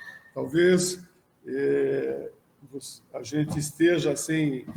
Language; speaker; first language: Portuguese; native; Portuguese